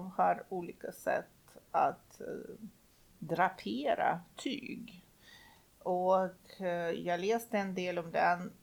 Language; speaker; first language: Swedish; non-native, fluent; Russian